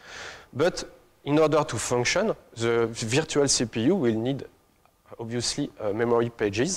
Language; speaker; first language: English; non-native, fluent; French